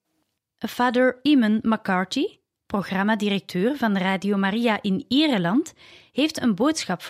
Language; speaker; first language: Dutch; native; Dutch